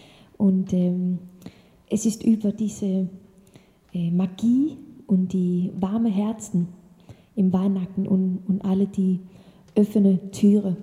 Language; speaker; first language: German; non-native, learner; Danish